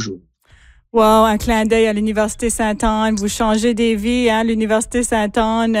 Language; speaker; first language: French; native; French